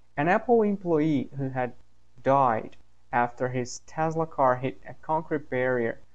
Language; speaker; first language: English; non-native, fluent; Portuguese